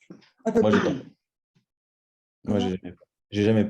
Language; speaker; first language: French; native; French